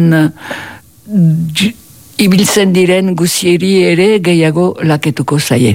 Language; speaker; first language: Basque; native; Basque